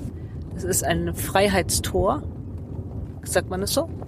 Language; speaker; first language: German; native; German